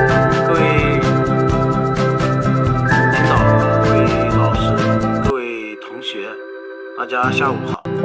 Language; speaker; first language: Chinese; native; Chinese